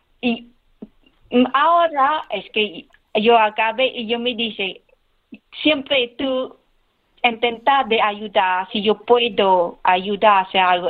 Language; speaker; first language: Spanish; non-native, learner; Khmer